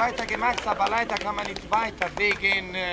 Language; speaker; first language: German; non-native, learner; Italian